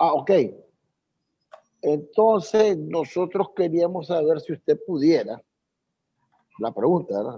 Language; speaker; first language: Spanish; native; Spanish